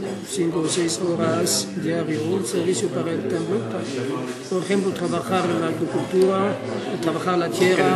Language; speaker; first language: Spanish; non-native, learner; French